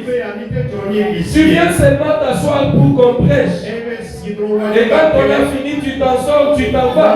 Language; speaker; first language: French; non-native, local second language; Bambara